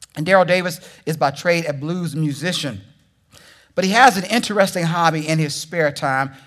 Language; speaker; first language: English; native; English